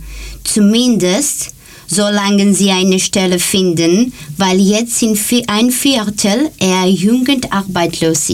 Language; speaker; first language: German; non-native, learner; Greek